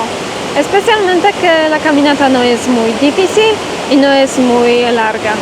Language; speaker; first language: Spanish; non-native, learner; Polish